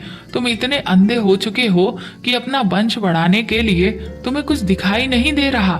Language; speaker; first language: Hindi; native; Hindi